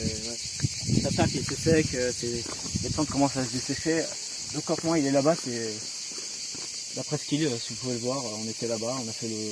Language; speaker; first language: French; native; French